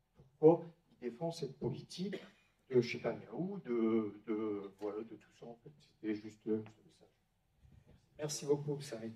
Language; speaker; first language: French; native; French